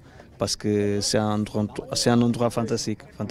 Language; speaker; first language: French; non-native, fluent; Portuguese